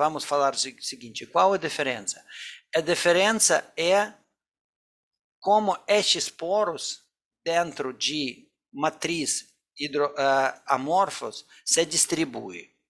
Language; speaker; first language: Portuguese; non-native, fluent; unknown